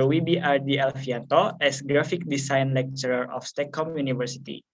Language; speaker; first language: English; non-native, fluent; Indonesian